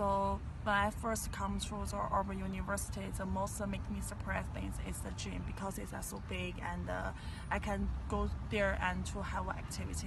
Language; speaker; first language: English; non-native, learner; Chinese